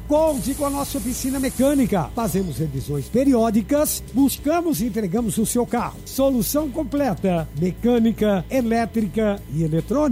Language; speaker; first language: Portuguese; native; Portuguese